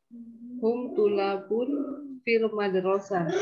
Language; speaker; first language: Arabic; non-native, learner; Indonesian